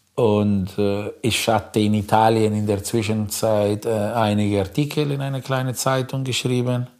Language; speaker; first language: German; non-native, fluent; Italian